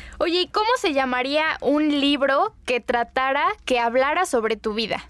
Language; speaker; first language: Spanish; native; Spanish